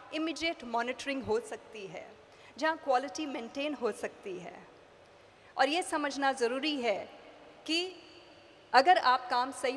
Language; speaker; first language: Hindi; native; Hindi